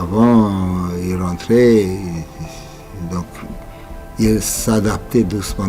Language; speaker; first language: French; non-native, fluent; Romanian